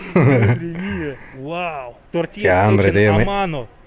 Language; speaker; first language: Spanish; non-native, learner; Russian